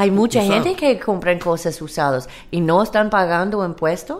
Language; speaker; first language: Spanish; non-native, learner; English